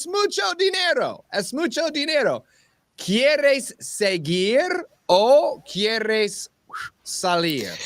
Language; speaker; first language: Spanish; non-native, learner; English